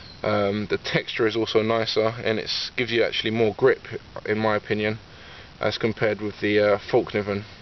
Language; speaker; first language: English; native; English